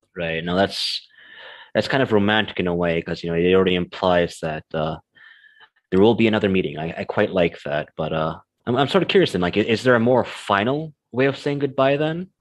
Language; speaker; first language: English; native; English